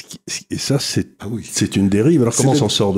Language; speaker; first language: French; native; French